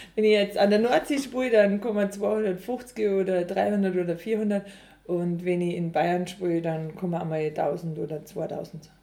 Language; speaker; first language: German; native; German